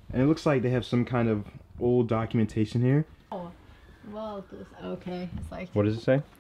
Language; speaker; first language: English; native; English